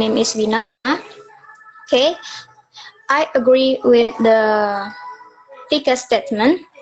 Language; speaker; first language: English; non-native, learner; Indonesian